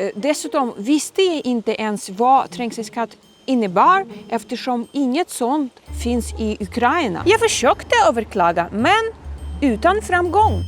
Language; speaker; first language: Swedish; non-native, fluent; Ukrainian